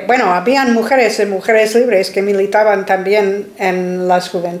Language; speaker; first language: Spanish; non-native, fluent; English